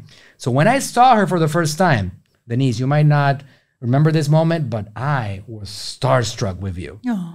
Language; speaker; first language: English; native; English